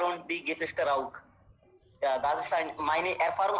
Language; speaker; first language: German; non-native, learner; Hindi